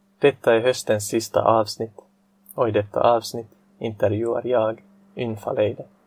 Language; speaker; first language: Swedish; native; Swedish